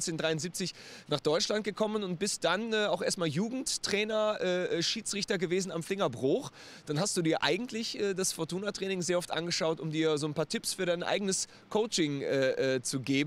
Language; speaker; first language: German; native; German